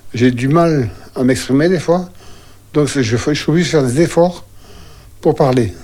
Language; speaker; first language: French; native; French